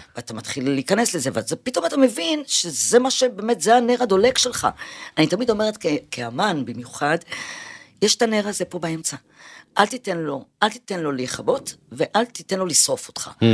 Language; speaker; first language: Hebrew; early bilingual, other home language; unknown